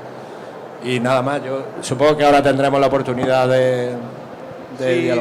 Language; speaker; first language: Spanish; native; Spanish